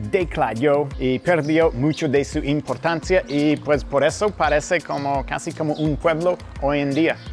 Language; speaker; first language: Spanish; non-native, fluent; English